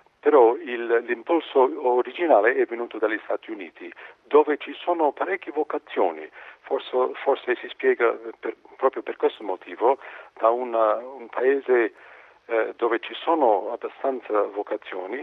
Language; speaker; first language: Italian; non-native, fluent; English